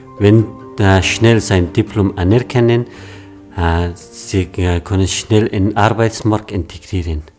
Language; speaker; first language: German; non-native, learner; Persian